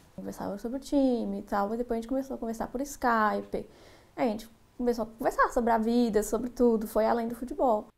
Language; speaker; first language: Portuguese; native; Portuguese